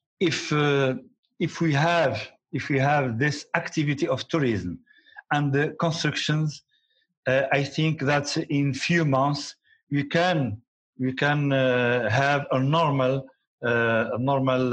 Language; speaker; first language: English; non-native, learner; Arabic